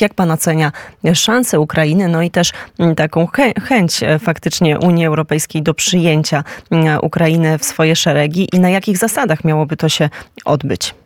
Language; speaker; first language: Polish; native; Polish